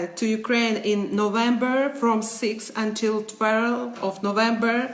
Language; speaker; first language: English; non-native, learner; Ukrainian